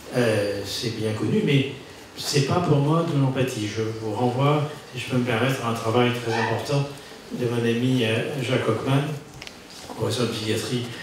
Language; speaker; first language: French; native; French